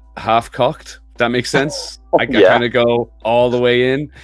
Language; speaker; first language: English; native; English